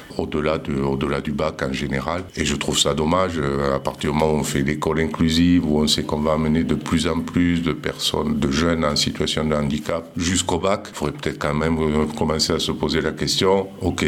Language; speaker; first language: French; native; French